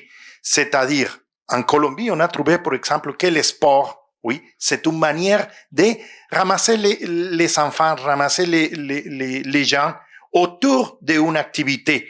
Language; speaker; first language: French; non-native, fluent; Spanish